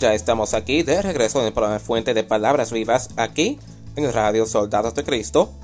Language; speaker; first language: Spanish; early bilingual, heritage; Spanish